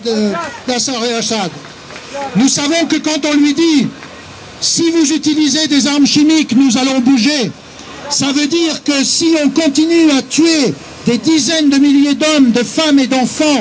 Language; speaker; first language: French; native; French